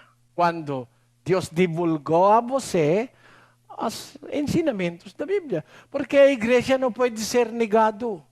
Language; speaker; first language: Portuguese; non-native, learner; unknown